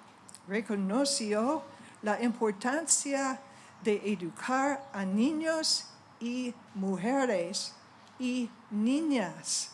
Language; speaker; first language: Spanish; non-native, fluent; English